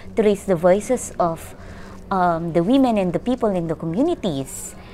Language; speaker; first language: English; non-native, local second language; Filipino